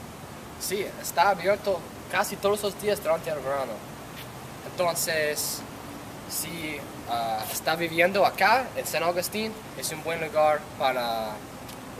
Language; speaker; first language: Spanish; non-native, learner; English